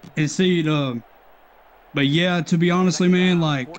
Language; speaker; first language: English; native; English